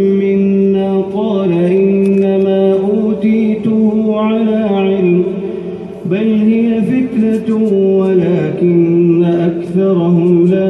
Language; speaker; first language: Arabic; native; Arabic